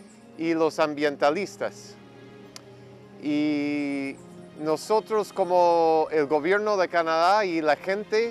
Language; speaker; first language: Spanish; non-native, fluent; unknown